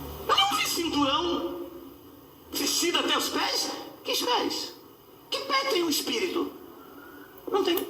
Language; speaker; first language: Portuguese; native; Portuguese